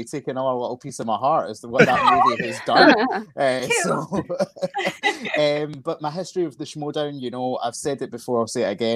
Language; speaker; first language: English; native; English